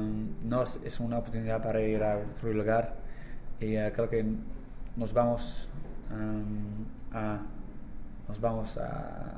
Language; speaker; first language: Spanish; non-native, learner; English